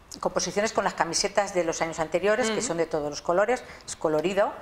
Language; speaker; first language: Spanish; native; Spanish